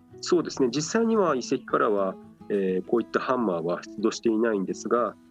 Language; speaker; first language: Japanese; native; Japanese